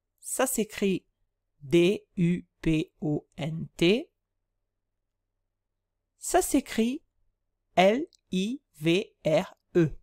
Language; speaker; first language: French; non-native, fluent; Italian